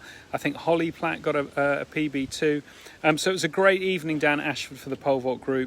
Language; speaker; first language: English; native; English